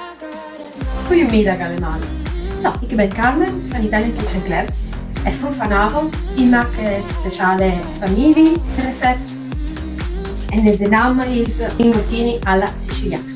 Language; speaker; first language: Dutch; non-native, learner; Italian